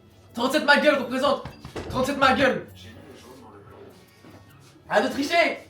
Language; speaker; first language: French; native; French